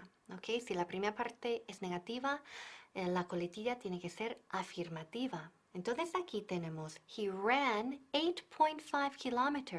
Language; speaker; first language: Spanish; non-native, fluent; English